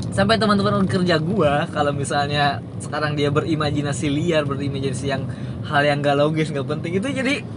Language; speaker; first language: Indonesian; non-native, local second language; Sundanese